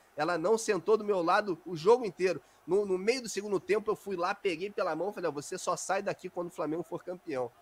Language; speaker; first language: Portuguese; native; Portuguese